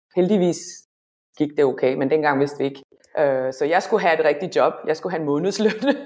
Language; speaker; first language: Danish; non-native, fluent; Finnish